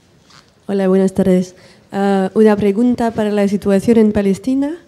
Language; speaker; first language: Spanish; non-native, learner; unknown